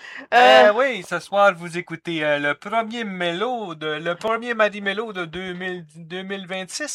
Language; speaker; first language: French; native; French